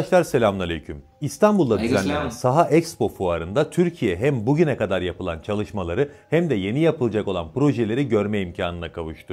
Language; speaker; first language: Turkish; native; Turkish